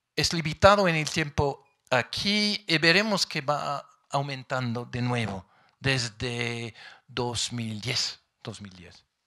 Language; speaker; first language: Spanish; non-native, fluent; English